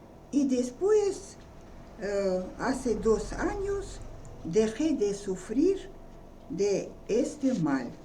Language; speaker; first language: Spanish; non-native, learner; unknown